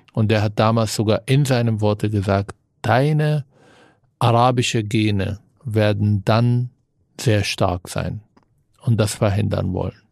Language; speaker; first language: German; non-native, fluent; Arabic